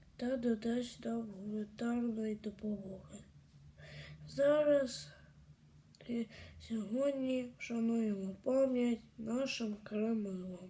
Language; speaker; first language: Ukrainian; non-native, local second language; Crimean Tatar